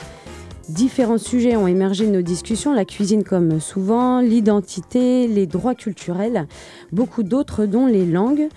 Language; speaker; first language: French; native; French